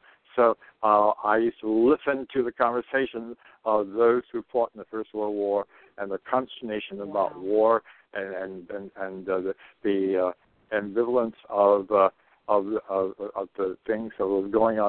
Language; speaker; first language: English; native; English